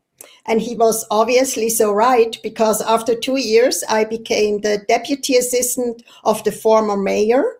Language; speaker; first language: English; non-native, fluent; Swiss German